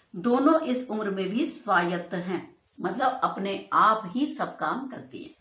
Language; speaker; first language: Hindi; native; Hindi